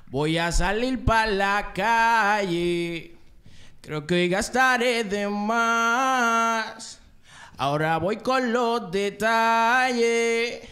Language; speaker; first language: Spanish; native; Spanish